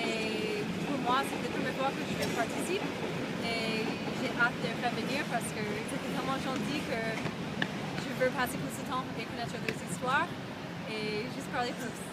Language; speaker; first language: French; non-native, fluent; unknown